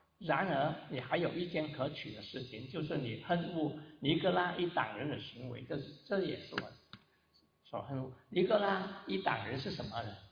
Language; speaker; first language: Chinese; non-native, local second language; Cantonese